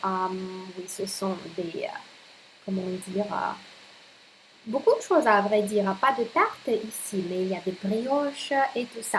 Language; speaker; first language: French; non-native, fluent; Russian